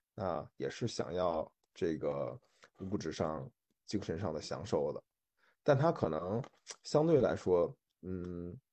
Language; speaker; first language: Chinese; native; Chinese